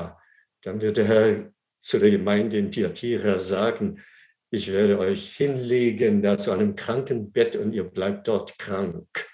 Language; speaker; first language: German; non-native, fluent; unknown